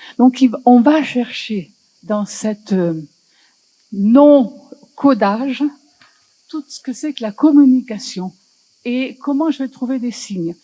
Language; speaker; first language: French; native; French